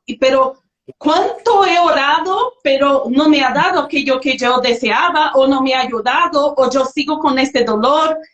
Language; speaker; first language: Spanish; non-native, fluent; Portuguese